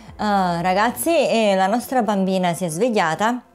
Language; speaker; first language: Italian; native; Italian